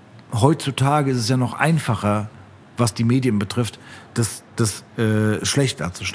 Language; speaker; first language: German; native; German